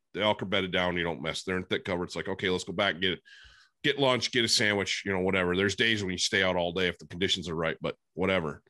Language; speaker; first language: English; native; English